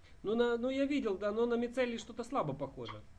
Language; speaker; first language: Russian; native; Russian